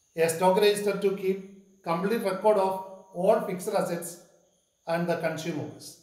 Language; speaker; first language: English; non-native, local second language; Malayalam